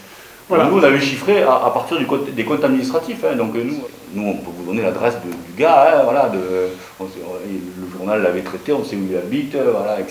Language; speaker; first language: French; native; French